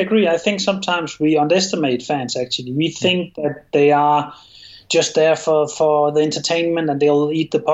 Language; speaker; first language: English; non-native, fluent; Danish